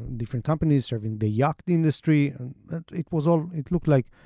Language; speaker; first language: English; non-native, fluent; Hebrew